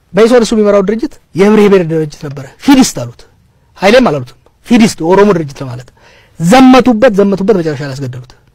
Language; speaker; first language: Amharic; non-native, local second language; Oromo